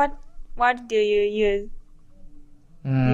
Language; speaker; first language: English; non-native, learner; Japanese